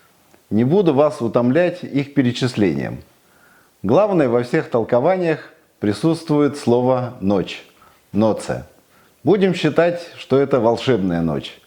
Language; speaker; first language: Russian; native; Russian